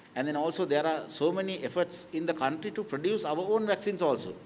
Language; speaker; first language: English; non-native, local second language; Sinhala